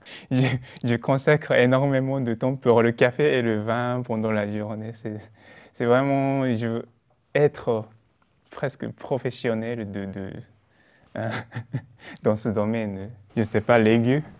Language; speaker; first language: French; non-native, fluent; Japanese